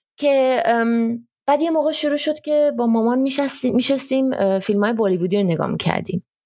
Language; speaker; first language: Persian; early bilingual, heritage; Persian